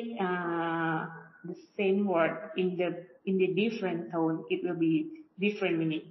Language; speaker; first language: English; non-native, learner; Indonesian